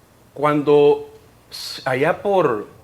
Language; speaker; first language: Spanish; native; Spanish